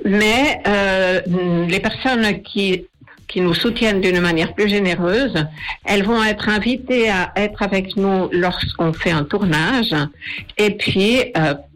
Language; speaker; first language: French; non-native, fluent; Spanish